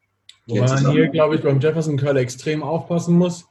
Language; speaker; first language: German; native; German